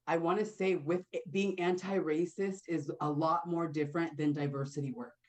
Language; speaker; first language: English; native; English